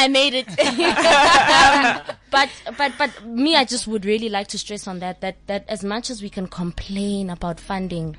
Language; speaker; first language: English; non-native, local second language; Southern Sotho